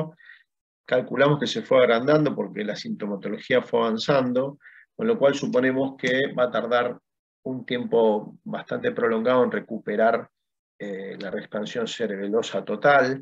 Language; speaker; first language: Spanish; native; Spanish